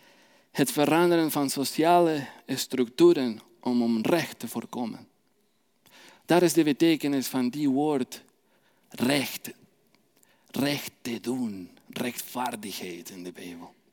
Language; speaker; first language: Dutch; non-native, fluent; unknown